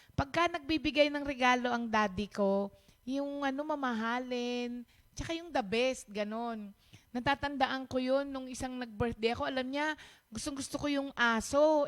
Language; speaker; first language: Filipino; non-native, local second language; Pampanga